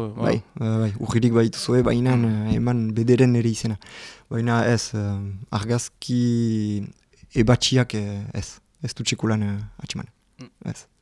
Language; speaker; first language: Basque; non-native, local second language; French